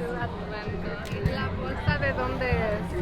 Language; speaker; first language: Spanish; non-native, fluent; English